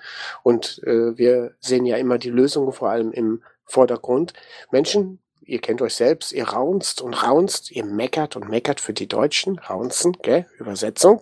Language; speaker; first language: German; native; German